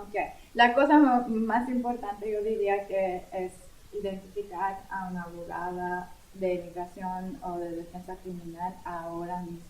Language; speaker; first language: Spanish; non-native, fluent; English